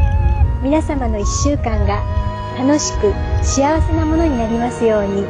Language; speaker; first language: Japanese; native; Japanese